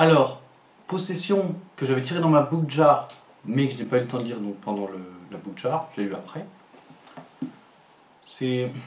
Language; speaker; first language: French; native; French